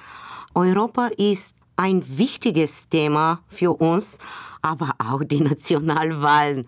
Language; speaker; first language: German; non-native, fluent; Bulgarian